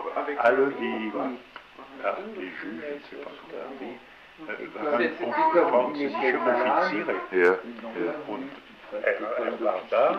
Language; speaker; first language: German; non-native, learner; French